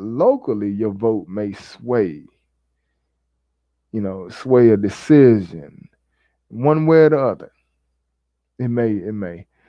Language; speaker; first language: English; native; English